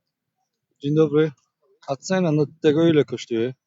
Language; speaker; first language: Polish; non-native, learner; Tajik